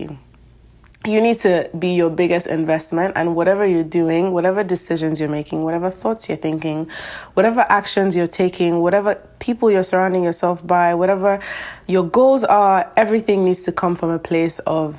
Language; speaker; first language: English; non-native, local second language; Yoruba